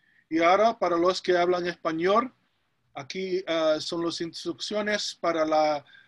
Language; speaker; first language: Spanish; non-native, fluent; English